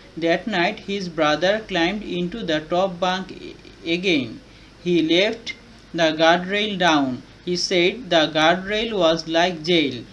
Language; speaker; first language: English; non-native, learner; Bangla